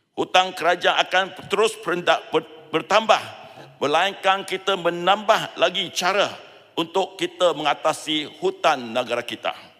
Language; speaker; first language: Malay; non-native, local second language; Chinese